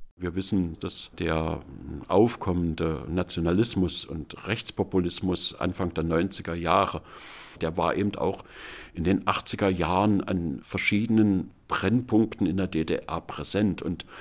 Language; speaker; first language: German; native; German